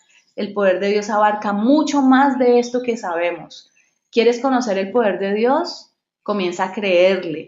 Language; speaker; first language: Spanish; native; Spanish